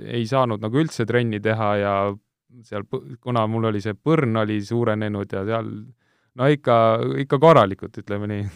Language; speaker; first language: Estonian; native; Estonian